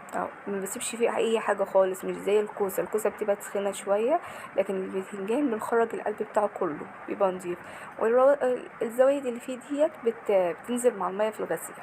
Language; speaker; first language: Arabic; native; Arabic